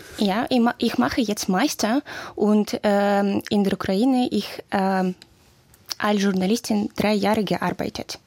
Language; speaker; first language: German; non-native, learner; Russian